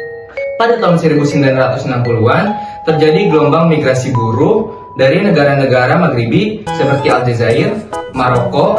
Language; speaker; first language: Indonesian; native; Indonesian